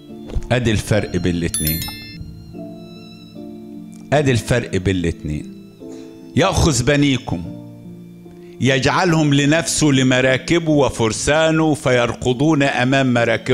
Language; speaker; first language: Arabic; native; Arabic